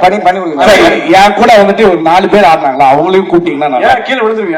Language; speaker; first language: Tamil; native; Tamil